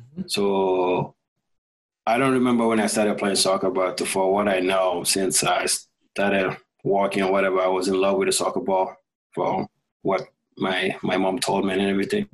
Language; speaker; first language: English; non-native, fluent; French